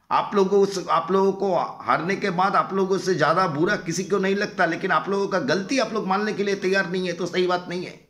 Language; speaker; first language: Hindi; non-native, local second language; Bangla